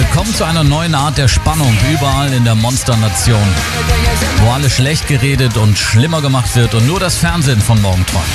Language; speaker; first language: German; native; German